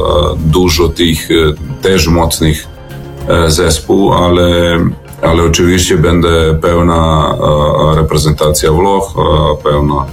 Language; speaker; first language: Polish; non-native, learner; Serbian